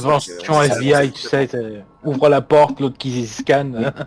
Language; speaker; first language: French; native; French